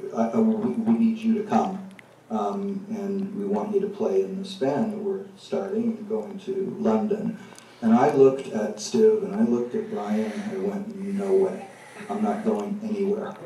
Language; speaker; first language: English; native; English